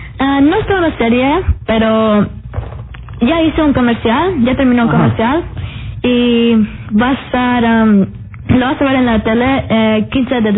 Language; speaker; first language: Spanish; early bilingual, heritage; Spanish